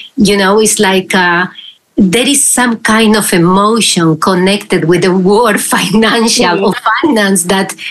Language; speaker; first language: English; non-native, fluent; Spanish